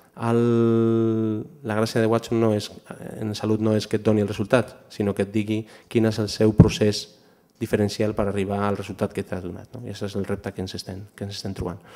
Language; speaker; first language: Catalan; non-native, local second language; Spanish